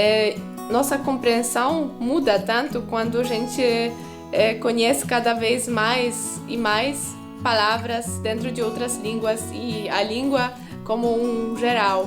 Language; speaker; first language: Portuguese; non-native, fluent; Polish